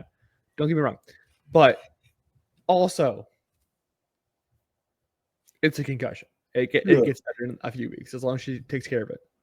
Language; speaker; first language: English; native; English